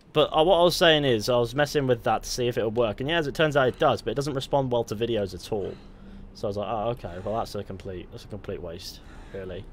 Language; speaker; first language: English; native; English